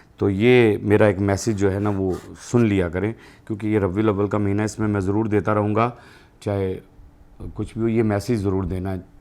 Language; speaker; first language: Urdu; non-native, local second language; Punjabi